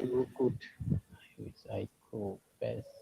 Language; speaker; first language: English; non-native, learner; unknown